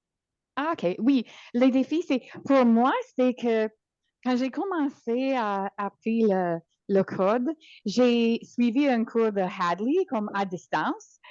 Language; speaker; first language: French; non-native, local second language; English